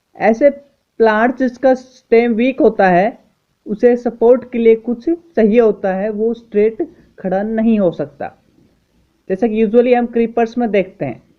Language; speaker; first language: Hindi; native; Hindi